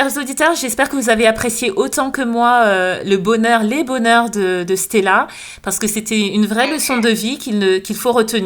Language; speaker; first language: French; native; French